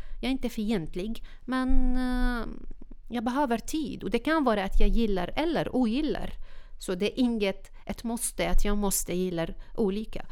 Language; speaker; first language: Swedish; non-native, fluent; Arabic